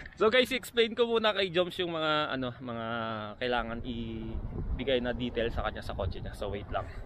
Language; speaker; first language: Filipino; non-native, local second language; Hiligaynon